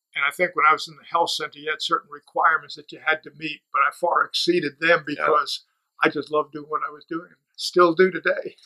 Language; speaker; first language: English; native; English